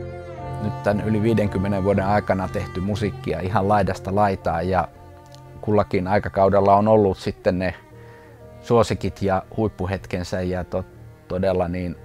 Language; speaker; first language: Finnish; native; Finnish